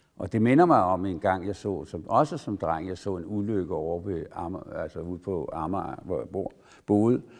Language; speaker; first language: Danish; native; Danish